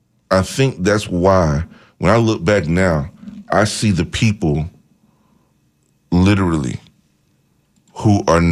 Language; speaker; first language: English; native; English